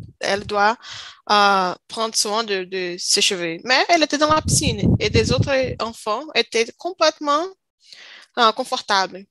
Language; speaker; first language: French; non-native, learner; Portuguese